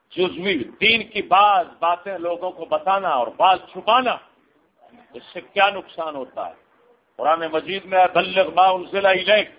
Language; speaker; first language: Urdu; non-native, local second language; Punjabi